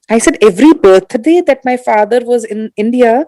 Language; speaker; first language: English; non-native, local second language; Hindi